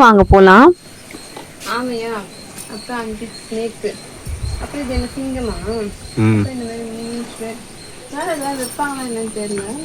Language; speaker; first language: Tamil; native; Tamil